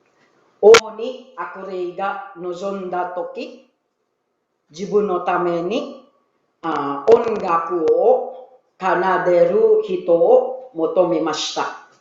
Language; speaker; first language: Japanese; non-native, learner; Filipino